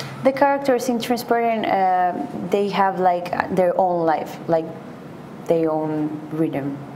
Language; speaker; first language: English; non-native, fluent; Spanish